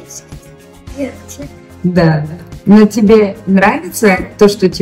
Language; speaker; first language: Russian; native; Russian